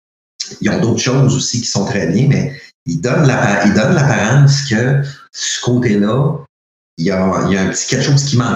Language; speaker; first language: French; native; French